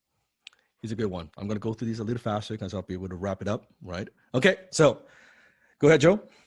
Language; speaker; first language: English; non-native, fluent; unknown